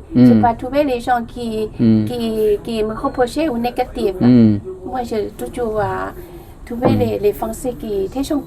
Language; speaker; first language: French; non-native, learner; Thai